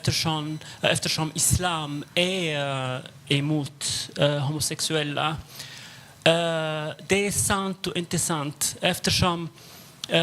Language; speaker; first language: Swedish; non-native, fluent; Arabic